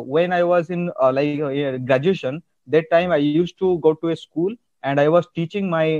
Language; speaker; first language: English; non-native, local second language; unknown